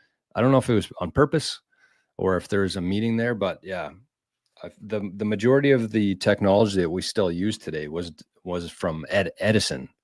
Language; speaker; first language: English; native; English